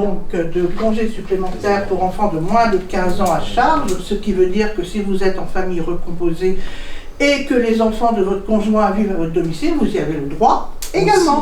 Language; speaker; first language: French; native; French